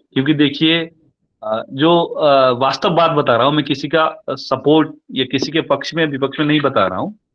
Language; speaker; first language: Hindi; non-native, local second language; Nepali